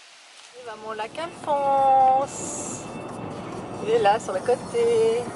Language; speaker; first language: French; native; French